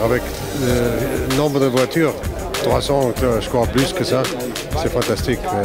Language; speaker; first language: French; non-native, fluent; German